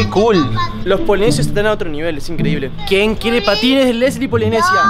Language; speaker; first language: Spanish; native; Spanish